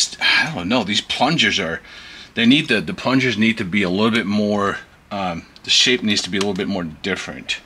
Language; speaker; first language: English; native; English